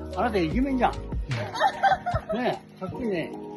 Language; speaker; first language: Japanese; native; Japanese